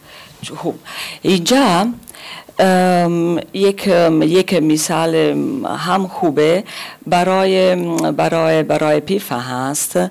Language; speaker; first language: Persian; non-native, learner; German